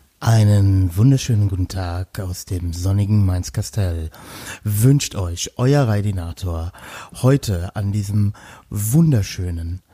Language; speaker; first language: German; native; German